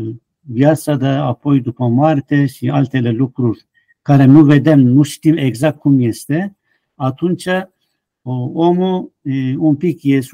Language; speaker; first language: Romanian; non-native, fluent; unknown